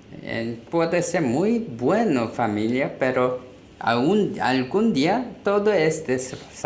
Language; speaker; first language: Spanish; non-native, learner; Korean